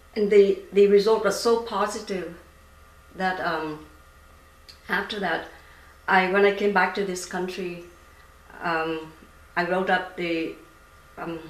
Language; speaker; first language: English; non-native, fluent; Vietnamese